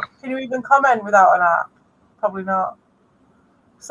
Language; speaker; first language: English; native; English